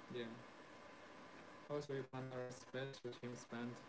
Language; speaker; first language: English; non-native, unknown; Chinese